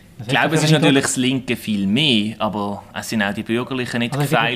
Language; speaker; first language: German; native; German